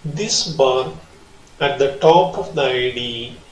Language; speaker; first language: English; non-native, local second language; Malayalam